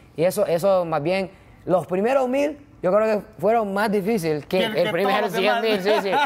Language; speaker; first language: Spanish; non-native, fluent; Japanese